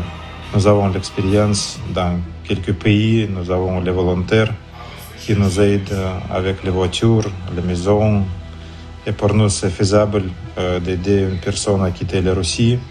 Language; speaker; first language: French; non-native, learner; Russian